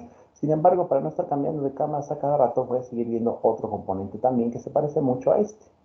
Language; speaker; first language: Spanish; native; Spanish